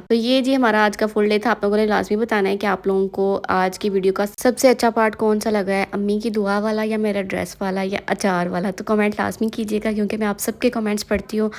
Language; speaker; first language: Urdu; non-native, local second language; Punjabi